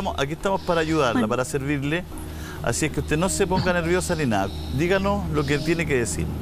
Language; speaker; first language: Spanish; native; Spanish